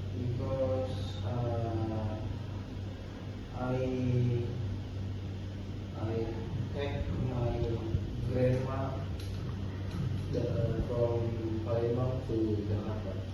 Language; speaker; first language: English; non-native, learner; Indonesian